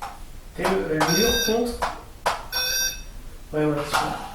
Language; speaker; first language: French; native; French